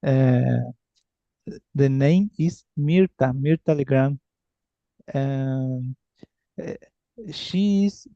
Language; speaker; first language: English; non-native, learner; Spanish